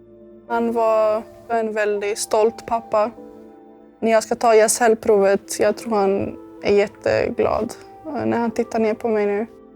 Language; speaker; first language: Swedish; early bilingual, other home language; Serbian